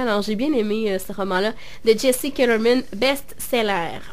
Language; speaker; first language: French; native; French